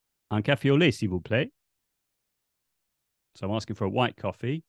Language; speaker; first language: French; non-native, fluent; English